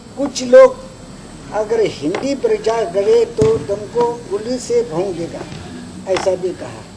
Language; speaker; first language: Hindi; non-native, local second language; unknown